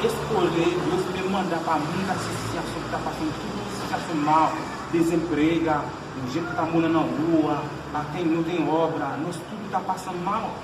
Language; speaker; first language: Portuguese; non-native, learner; Haitian Creole